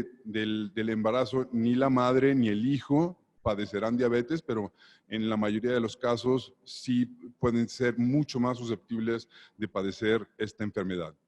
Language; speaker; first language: Spanish; native; Spanish